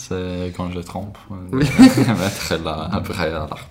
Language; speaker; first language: French; non-native, learner; Swedish